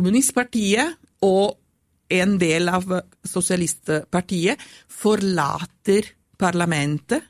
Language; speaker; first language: Swedish; non-native, fluent; Italian